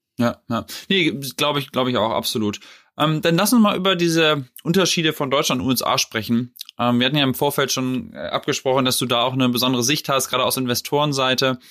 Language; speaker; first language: German; native; German